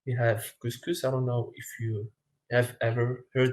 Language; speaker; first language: English; non-native, fluent; Arabic